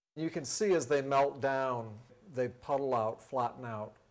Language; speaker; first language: English; native; English